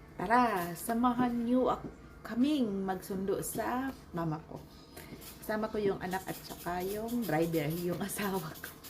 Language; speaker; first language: Filipino; native; Filipino